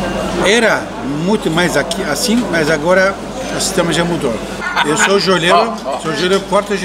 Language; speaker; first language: Portuguese; non-native, learner; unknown